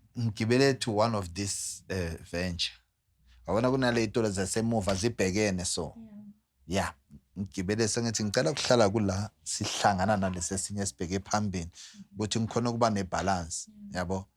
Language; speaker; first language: Zulu; native; Zulu